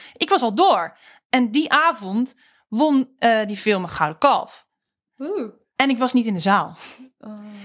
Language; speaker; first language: Dutch; native; Dutch